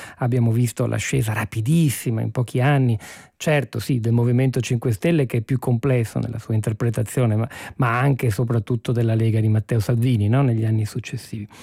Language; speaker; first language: Italian; native; Italian